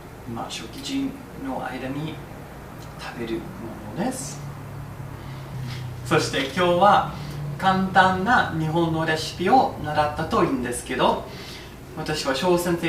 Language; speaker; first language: Japanese; non-native, fluent; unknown